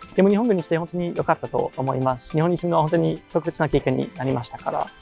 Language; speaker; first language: Japanese; non-native, fluent; English